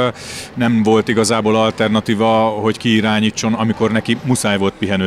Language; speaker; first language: Hungarian; native; Hungarian